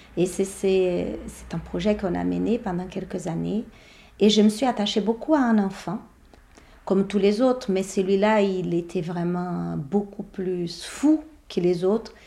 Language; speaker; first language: French; non-native, fluent; Portuguese